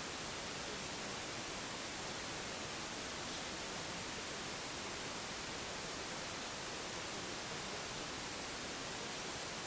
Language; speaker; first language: Russian; native; Russian